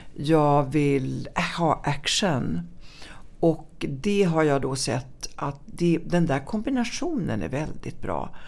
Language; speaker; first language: Swedish; early bilingual, other home language; Italian